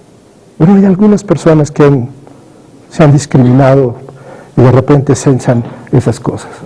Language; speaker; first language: Spanish; native; Spanish